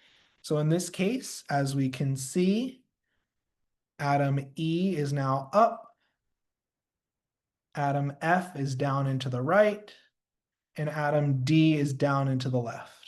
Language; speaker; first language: English; native; English